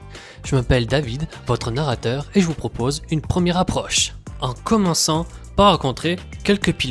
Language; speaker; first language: French; native; French